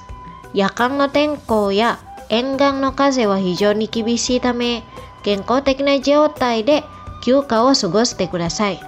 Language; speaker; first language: Japanese; non-native, fluent; Indonesian